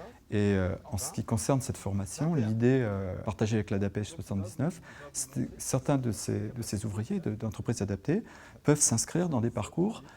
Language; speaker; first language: French; native; French